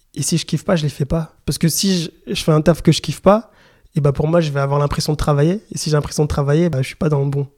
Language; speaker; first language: French; early bilingual, other home language; Lingala